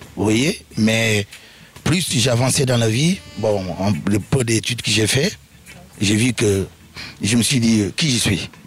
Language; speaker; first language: French; non-native, fluent; Upper Guinea Crioulo